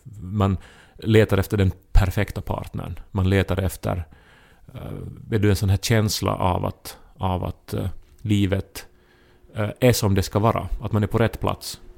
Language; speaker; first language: Swedish; native; Swedish